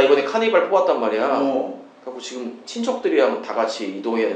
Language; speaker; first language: Korean; native; Korean